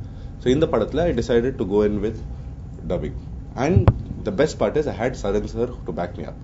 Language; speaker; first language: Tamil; non-native, learner; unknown